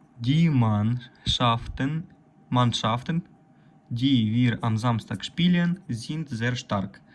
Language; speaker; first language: German; non-native, learner; Ukrainian